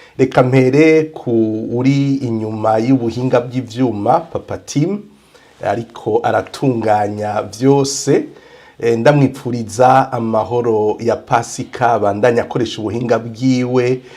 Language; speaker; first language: Rundi; native; Rundi